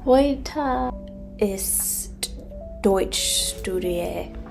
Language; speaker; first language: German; non-native, learner; English